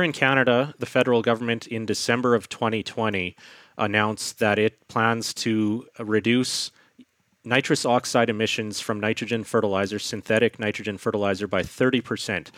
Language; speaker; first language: English; native; English